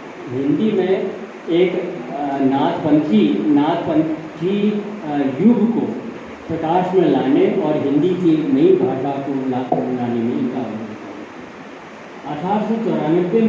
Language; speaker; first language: Hindi; native; Hindi